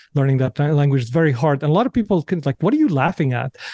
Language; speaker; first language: English; non-native, fluent; Arabic